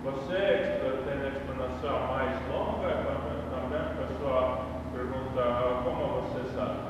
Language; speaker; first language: Portuguese; non-native, learner; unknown